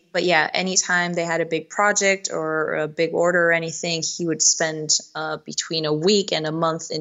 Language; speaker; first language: English; early bilingual, other home language; Spanish